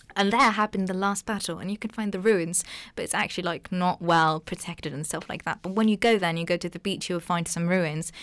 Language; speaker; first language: English; non-native, fluent; Arabic